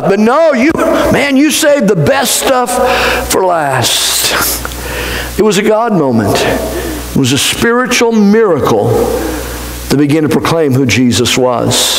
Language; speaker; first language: English; native; English